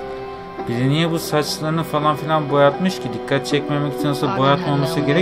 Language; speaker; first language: Turkish; native; Turkish